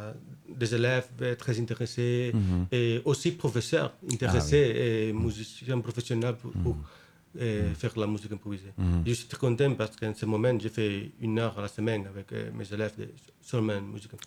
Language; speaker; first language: French; non-native, learner; Spanish